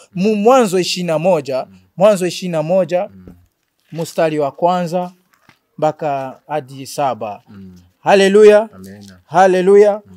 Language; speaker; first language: Swahili; non-native, local second language; Rundi